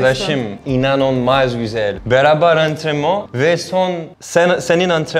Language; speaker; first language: Turkish; non-native, learner; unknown